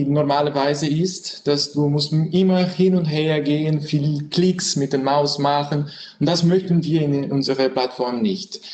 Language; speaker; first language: German; non-native, learner; French